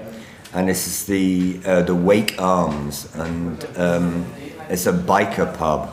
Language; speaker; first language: German; non-native, learner; English